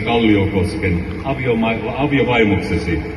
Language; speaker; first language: Finnish; native; Finnish